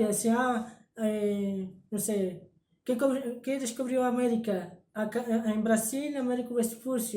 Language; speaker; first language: Spanish; early bilingual, heritage; Spanish